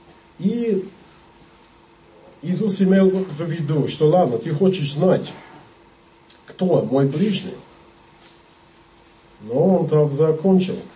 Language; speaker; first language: Russian; non-native, learner; English